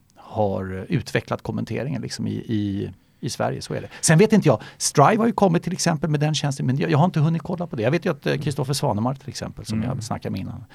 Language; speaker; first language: Swedish; native; Swedish